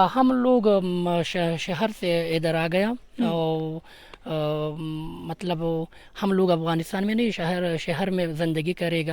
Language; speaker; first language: Hindi; non-native, learner; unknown